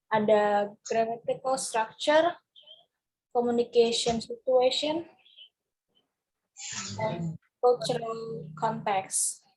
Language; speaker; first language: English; non-native, learner; Indonesian